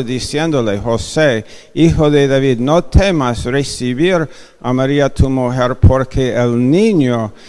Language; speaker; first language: Spanish; non-native, fluent; English